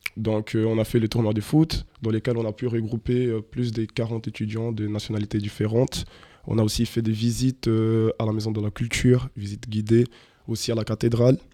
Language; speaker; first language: French; non-native, fluent; Portuguese